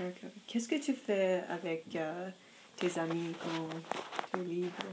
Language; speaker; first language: French; non-native, fluent; English